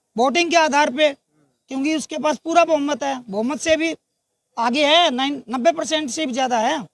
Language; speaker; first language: Hindi; native; Hindi